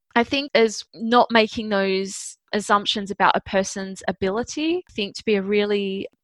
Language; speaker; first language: English; native; English